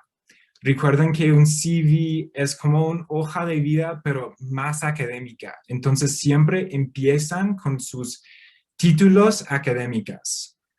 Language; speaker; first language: Spanish; non-native, fluent; English